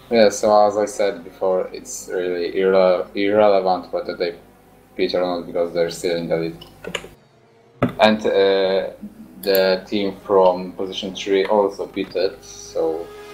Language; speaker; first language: English; non-native, fluent; Polish